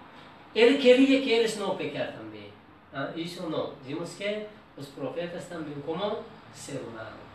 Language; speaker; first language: Portuguese; non-native, learner; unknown